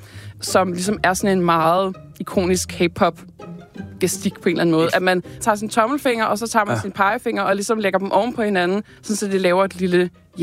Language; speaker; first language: Danish; native; Danish